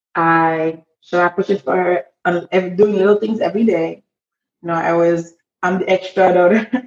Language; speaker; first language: English; early bilingual, other home language; Haitian Creole